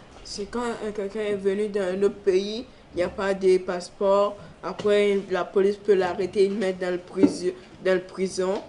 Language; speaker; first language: French; non-native, learner; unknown